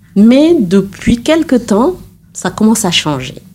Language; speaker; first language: French; non-native, local second language; Wolof